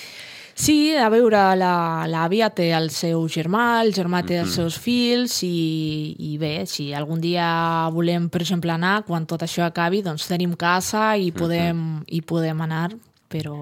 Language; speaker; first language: Catalan; non-native, fluent; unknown